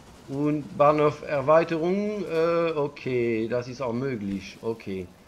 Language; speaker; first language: German; non-native, learner; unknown